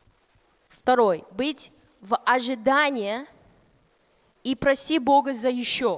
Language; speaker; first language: Russian; non-native, fluent; English